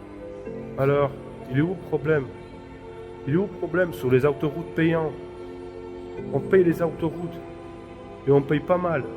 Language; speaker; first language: French; non-native, fluent; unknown